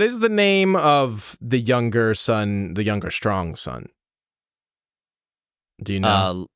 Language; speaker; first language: English; native; English